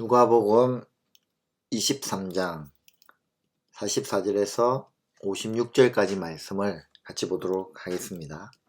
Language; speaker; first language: Korean; native; Korean